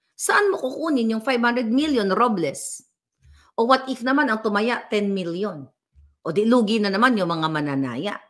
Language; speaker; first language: Filipino; native; Filipino